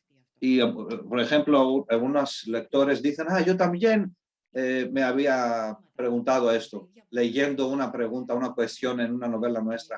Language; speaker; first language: Spanish; non-native, fluent; Greek